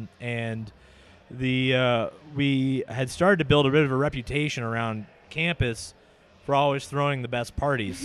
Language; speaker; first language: English; native; English